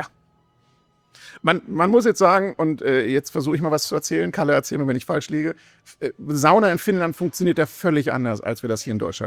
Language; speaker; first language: German; native; German